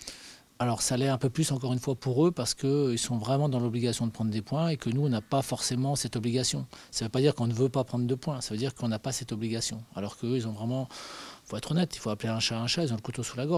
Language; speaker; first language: French; native; French